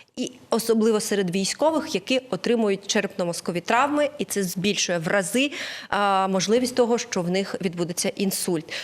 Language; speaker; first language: Ukrainian; native; Ukrainian